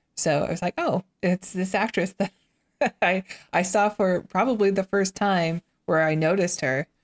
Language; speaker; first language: English; native; English